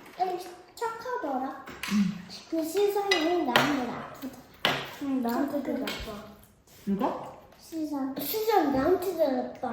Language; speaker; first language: Korean; early bilingual, heritage; French